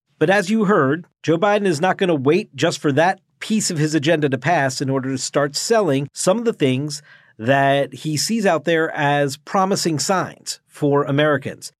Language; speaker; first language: English; native; English